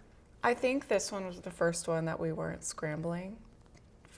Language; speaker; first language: English; native; English